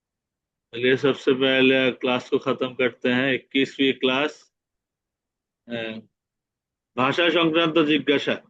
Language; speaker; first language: Hindi; non-native, fluent; Bangla